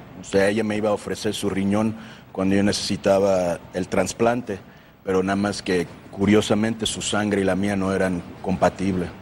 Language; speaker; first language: Spanish; early bilingual, heritage; Spanish